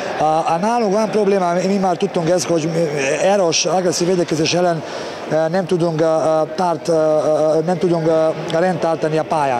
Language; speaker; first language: Hungarian; non-native, learner; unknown